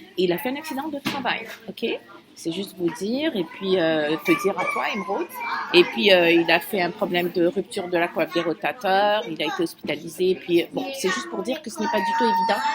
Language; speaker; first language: French; non-native, local second language; Kabyle